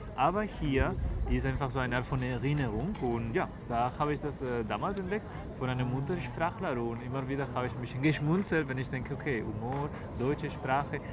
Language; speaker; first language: German; non-native, fluent; Spanish